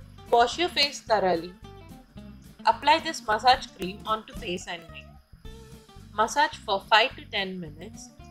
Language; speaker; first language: English; non-native, local second language; Tamil